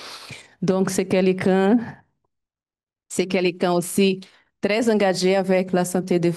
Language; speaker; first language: French; non-native, fluent; Portuguese